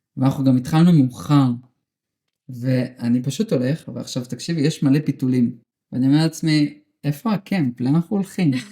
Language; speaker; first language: Hebrew; early bilingual, other home language; Russian